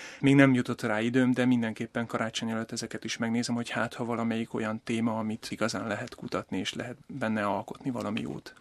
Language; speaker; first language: Hungarian; native; Hungarian